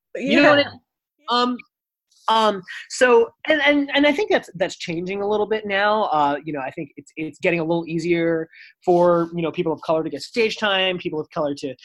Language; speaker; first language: English; native; English